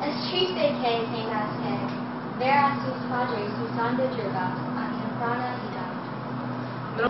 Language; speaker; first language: Spanish; non-native, learner; English